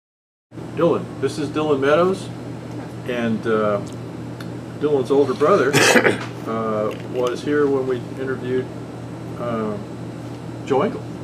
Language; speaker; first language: English; native; English